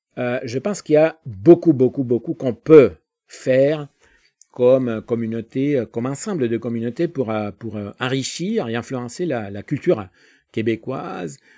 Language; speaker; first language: French; non-native, fluent; Spanish